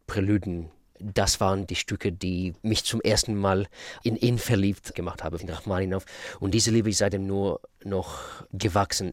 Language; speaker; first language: German; non-native, fluent; Russian